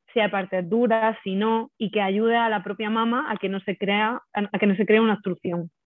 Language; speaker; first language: Spanish; native; Spanish